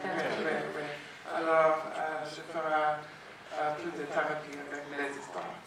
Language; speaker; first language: French; non-native, learner; English